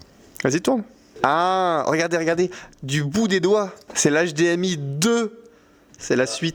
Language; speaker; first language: French; native; French